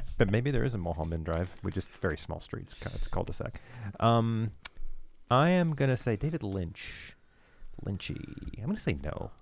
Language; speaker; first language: English; native; English